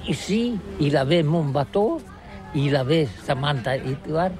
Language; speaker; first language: French; non-native, learner; Catalan